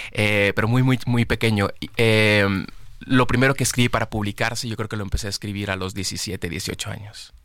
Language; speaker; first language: Spanish; native; Spanish